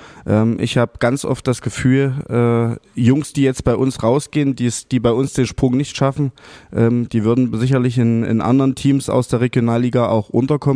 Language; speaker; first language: German; native; German